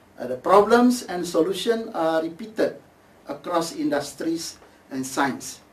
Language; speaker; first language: English; non-native, local second language; Malay